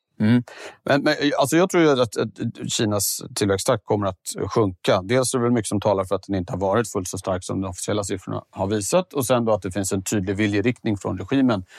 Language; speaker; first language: Swedish; native; Swedish